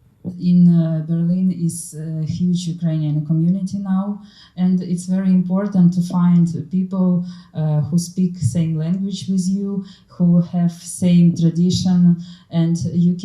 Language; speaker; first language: English; non-native, learner; Ukrainian